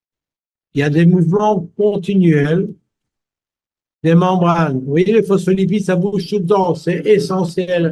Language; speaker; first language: French; native; French